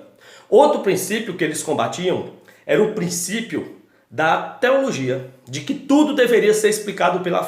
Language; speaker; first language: Portuguese; native; Portuguese